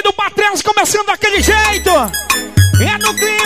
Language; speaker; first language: Portuguese; native; Portuguese